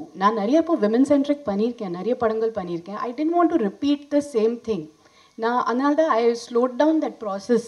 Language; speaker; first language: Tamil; non-native, fluent; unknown